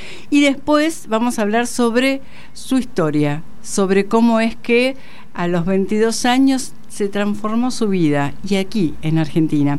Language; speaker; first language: Spanish; native; Spanish